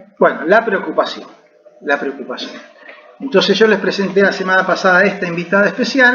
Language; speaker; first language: Spanish; native; Spanish